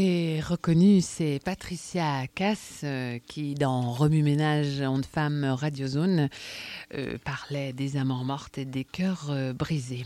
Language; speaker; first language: French; native; French